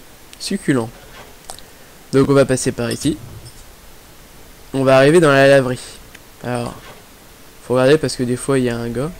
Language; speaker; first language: French; native; French